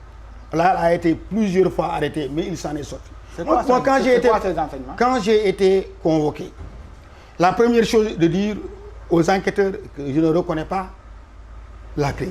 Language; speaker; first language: French; non-native, local second language; Wolof